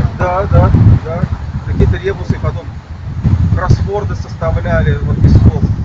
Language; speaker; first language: Russian; native; Russian